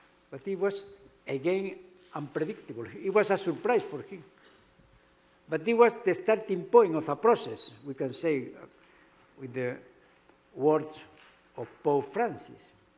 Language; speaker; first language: English; non-native, fluent; Spanish